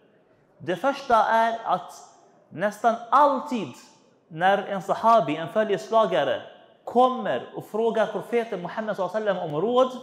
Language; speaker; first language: Swedish; non-native, fluent; Arabic